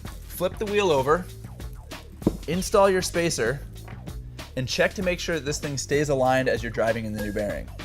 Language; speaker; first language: English; native; English